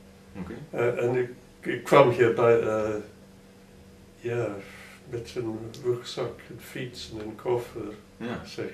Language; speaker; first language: Dutch; non-native, fluent; English